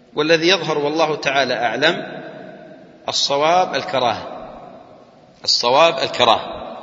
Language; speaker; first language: Arabic; native; Arabic